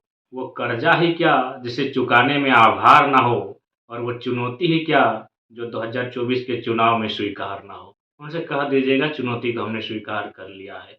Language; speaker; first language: Hindi; non-native, local second language; Magahi